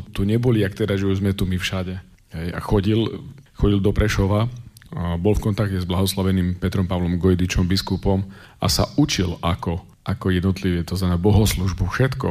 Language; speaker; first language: Slovak; native; Slovak